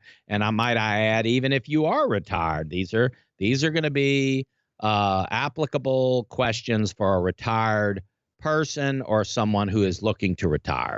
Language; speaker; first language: English; native; English